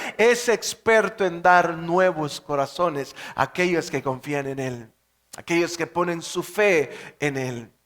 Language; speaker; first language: Spanish; native; Spanish